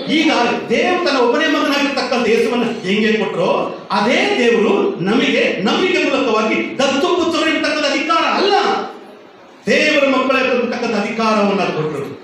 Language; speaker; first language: Kannada; non-native, local second language; Tamil